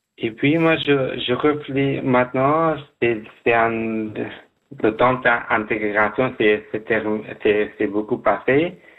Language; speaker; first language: French; non-native, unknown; Persian